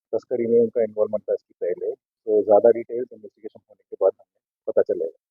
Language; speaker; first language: Hindi; non-native, local second language; Marathi